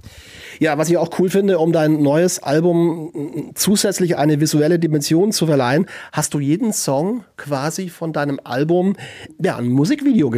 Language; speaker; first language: German; native; German